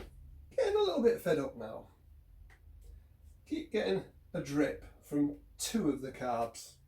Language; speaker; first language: English; native; English